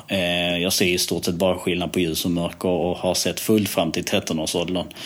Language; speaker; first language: Swedish; native; Swedish